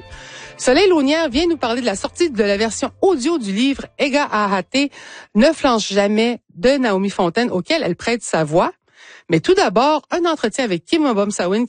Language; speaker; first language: French; native; French